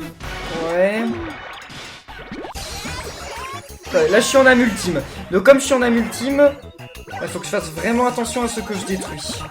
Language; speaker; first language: French; native; French